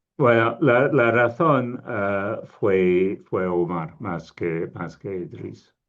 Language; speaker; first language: Spanish; non-native, fluent; English